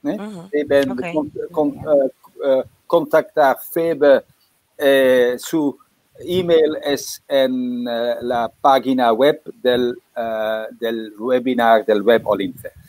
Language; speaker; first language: Spanish; non-native, fluent; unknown